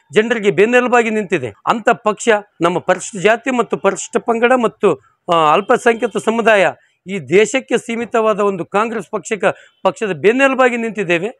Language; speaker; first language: Kannada; native; Kannada